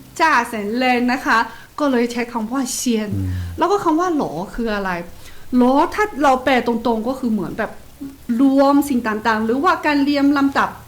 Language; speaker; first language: Thai; non-native, fluent; Chinese